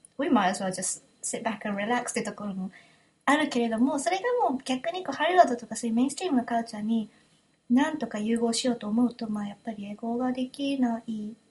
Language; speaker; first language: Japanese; early bilingual, heritage; Japanese